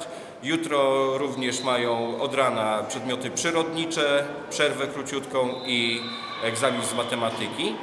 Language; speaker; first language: Polish; native; Polish